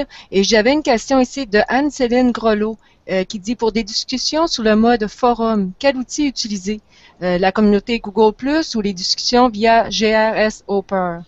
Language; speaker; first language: French; native; French